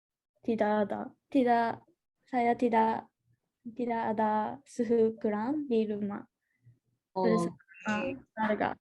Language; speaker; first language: Indonesian; non-native, learner; Japanese